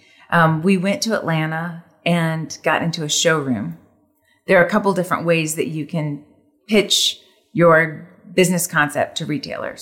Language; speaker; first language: English; native; English